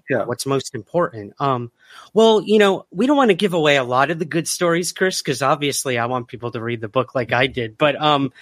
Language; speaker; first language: English; native; English